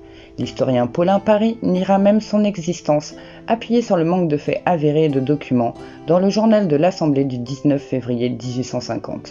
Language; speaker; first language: French; native; French